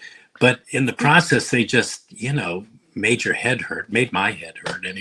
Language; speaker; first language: English; native; English